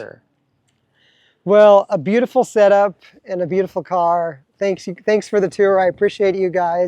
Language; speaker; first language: English; native; English